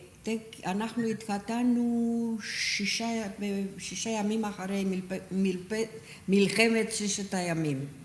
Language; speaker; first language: Hebrew; non-native, fluent; Romanian